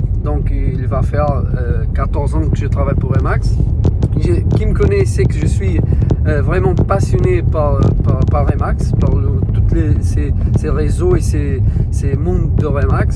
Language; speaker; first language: French; non-native, learner; Portuguese